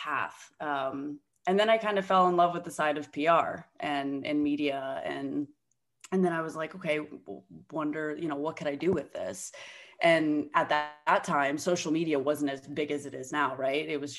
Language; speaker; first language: English; native; English